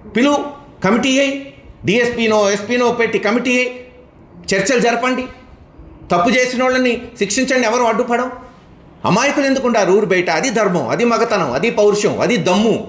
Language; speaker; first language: Telugu; native; Telugu